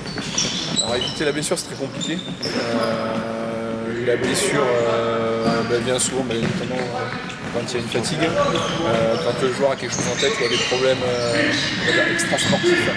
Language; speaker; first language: French; native; French